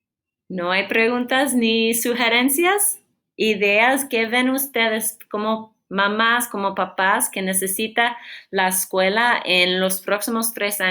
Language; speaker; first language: Spanish; non-native, fluent; English